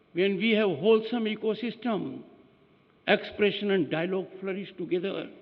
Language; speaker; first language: English; non-native, local second language; Hindi